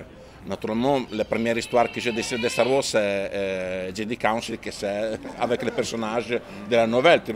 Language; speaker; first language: French; non-native, fluent; Italian